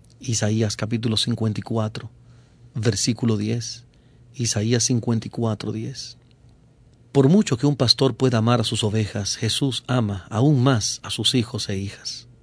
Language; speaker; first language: Spanish; native; Spanish